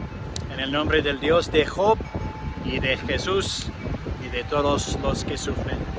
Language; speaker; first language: Spanish; non-native, fluent; English